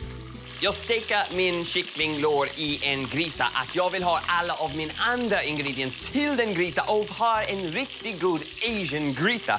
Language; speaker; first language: Swedish; non-native, learner; English